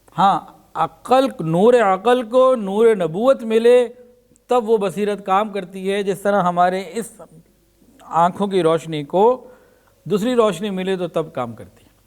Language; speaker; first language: Urdu; native; Urdu